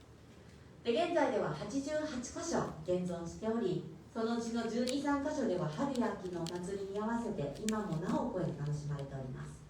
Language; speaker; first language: Japanese; native; Japanese